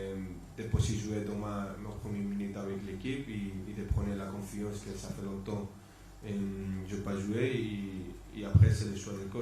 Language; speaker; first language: French; non-native, fluent; Spanish